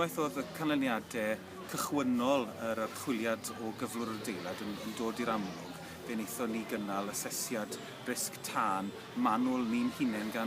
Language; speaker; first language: Welsh; native; Welsh